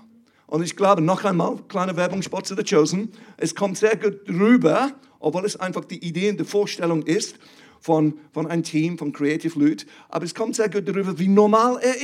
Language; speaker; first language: German; non-native, fluent; English